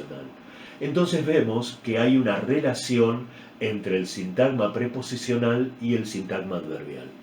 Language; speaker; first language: Spanish; native; Spanish